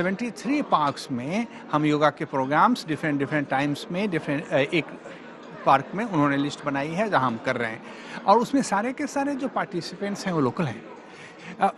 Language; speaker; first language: Hindi; native; Hindi